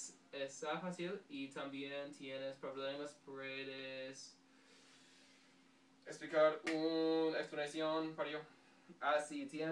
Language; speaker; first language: Spanish; non-native, learner; English